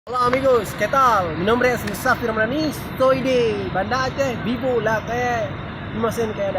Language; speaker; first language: Spanish; non-native, learner; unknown